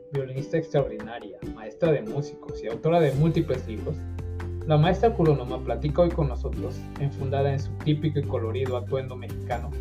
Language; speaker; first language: Spanish; native; Spanish